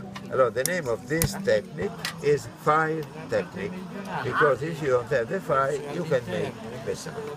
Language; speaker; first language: English; non-native, learner; Italian